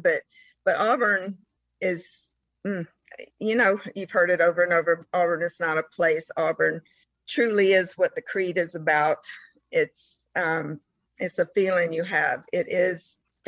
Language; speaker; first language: English; native; English